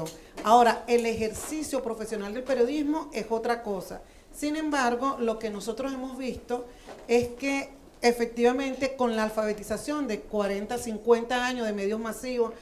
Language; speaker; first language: Spanish; native; Spanish